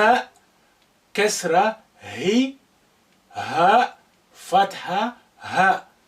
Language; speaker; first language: Arabic; non-native, fluent; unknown